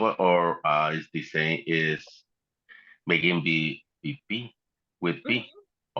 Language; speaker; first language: English; non-native, learner; Spanish